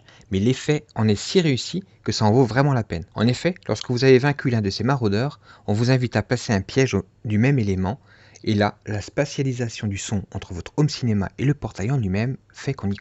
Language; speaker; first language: French; native; French